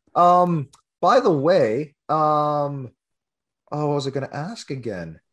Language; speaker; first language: English; native; English